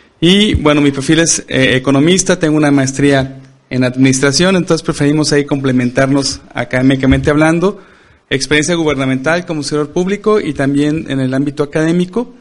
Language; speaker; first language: Spanish; native; Spanish